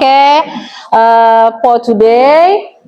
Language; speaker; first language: English; non-native, learner; Indonesian